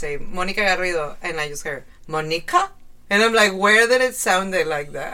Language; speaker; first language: English; non-native, fluent; Spanish